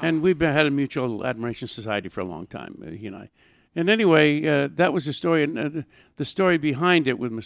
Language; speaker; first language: English; native; English